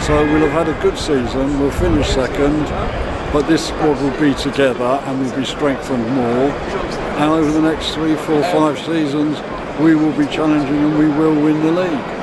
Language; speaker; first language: English; native; English